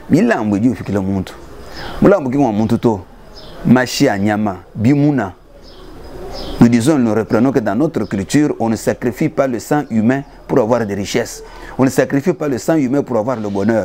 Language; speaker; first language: French; non-native, local second language; Luba-Lulua